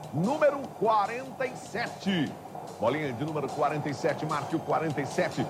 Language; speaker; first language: Portuguese; native; Portuguese